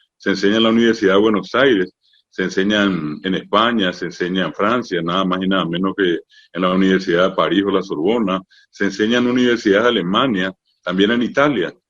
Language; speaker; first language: Spanish; non-native, local second language; Guarani